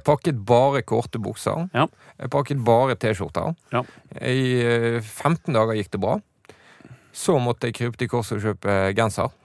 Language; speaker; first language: Norwegian; native; Norwegian